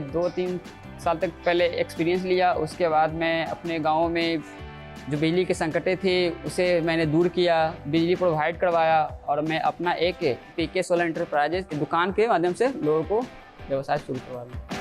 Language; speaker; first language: Hindi; native; Hindi